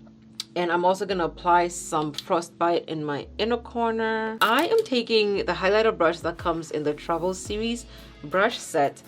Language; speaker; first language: English; native; English